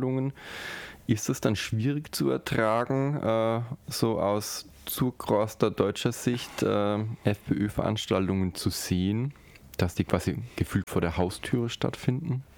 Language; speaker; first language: German; native; German